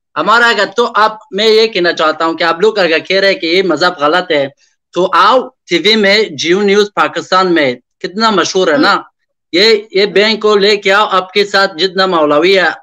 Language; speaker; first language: Urdu; non-native, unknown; Persian